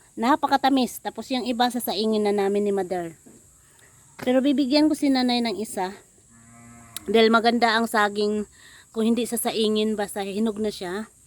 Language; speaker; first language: Filipino; non-native, local second language; Cebuano